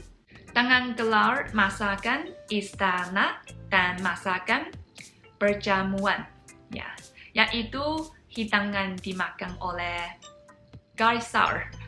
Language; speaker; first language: Indonesian; non-native, fluent; Chinese